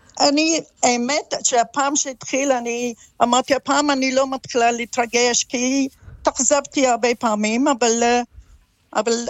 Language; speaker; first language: Hebrew; non-native, fluent; English